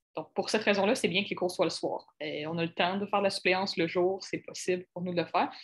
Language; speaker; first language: French; native; French